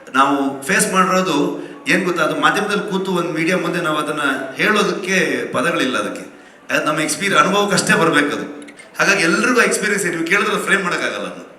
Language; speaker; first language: Kannada; native; Kannada